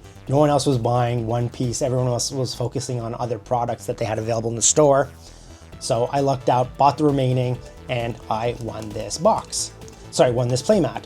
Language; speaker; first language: English; native; English